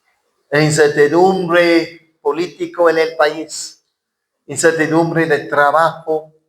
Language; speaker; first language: Spanish; non-native, fluent; English